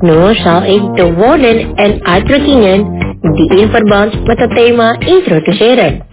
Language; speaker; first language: Dutch; non-native, learner; Indonesian